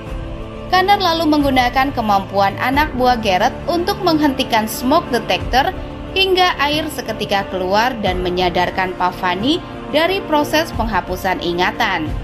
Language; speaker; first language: Indonesian; native; Indonesian